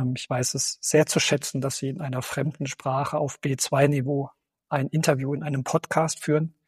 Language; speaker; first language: German; native; German